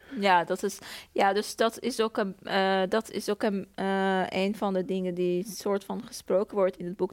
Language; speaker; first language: Dutch; non-native, fluent; Persian